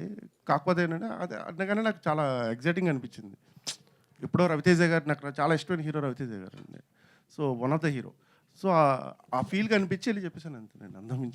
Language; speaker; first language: Telugu; native; Telugu